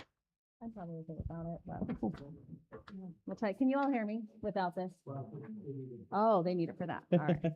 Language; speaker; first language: English; native; English